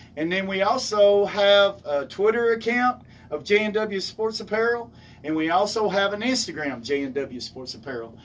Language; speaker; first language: English; native; English